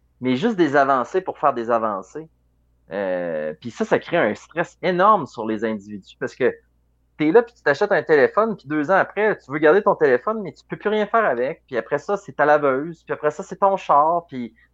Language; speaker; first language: French; native; French